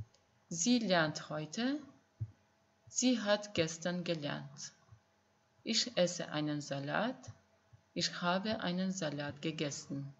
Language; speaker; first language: German; non-native, fluent; Albanian